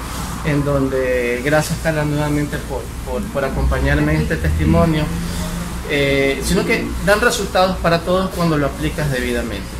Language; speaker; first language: Spanish; native; Spanish